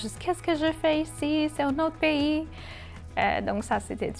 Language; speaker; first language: French; non-native, fluent; Portuguese